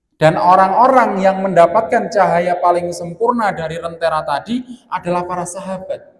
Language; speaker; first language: Indonesian; non-native, local second language; Javanese